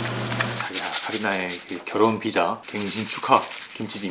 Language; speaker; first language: Korean; native; Korean